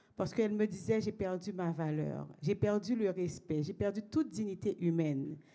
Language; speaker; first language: French; native; French